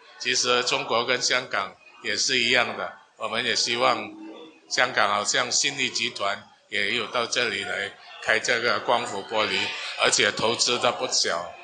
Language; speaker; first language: Chinese; non-native, fluent; Min Nan Chinese